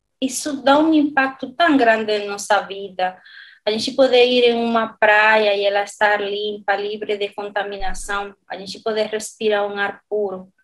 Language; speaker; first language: Portuguese; non-native, fluent; Spanish